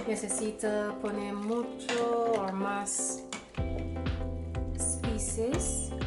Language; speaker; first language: Spanish; non-native, learner; English